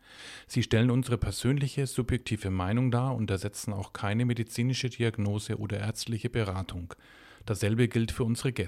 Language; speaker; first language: German; native; German